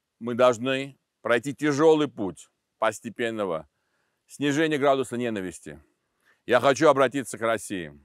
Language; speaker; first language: Russian; non-native, local second language; Armenian